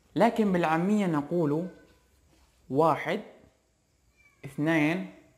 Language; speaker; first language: Arabic; non-native, learner; Indonesian